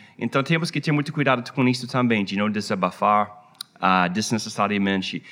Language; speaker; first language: Portuguese; non-native, fluent; English